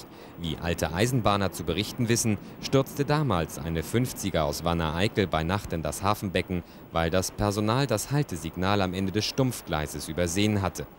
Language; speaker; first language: German; native; German